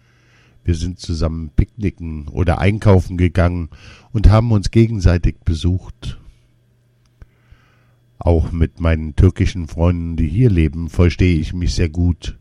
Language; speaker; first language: German; non-native, learner; Kurdish